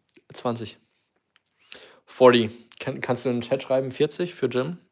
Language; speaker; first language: German; native; German